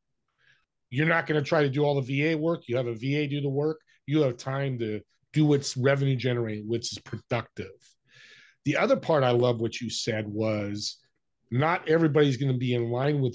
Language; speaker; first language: English; native; English